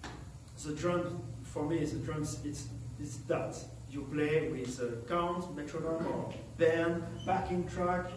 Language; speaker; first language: English; non-native, learner; French